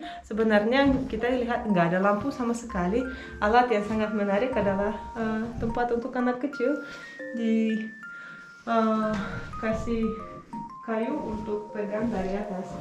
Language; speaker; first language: Indonesian; non-native, fluent; Russian